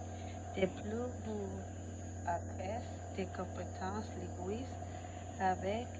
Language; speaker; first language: French; non-native, learner; Spanish